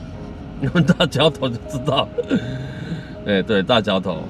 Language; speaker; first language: Chinese; native; Chinese